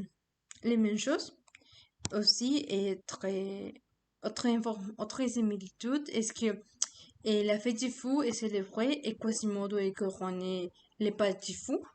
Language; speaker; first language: French; non-native, learner; Spanish